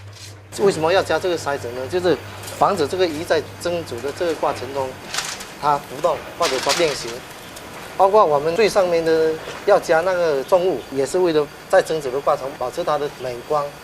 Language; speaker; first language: Chinese; non-native, local second language; Min Nan Chinese